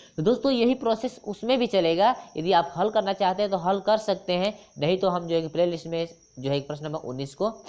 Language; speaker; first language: Hindi; native; Hindi